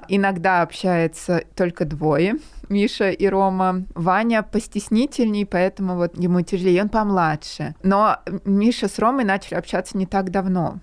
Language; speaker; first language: Russian; native; Russian